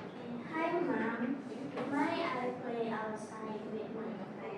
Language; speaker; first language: English; non-native, learner; Indonesian